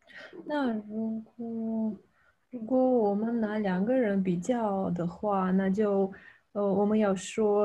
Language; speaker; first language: Chinese; non-native, fluent; Russian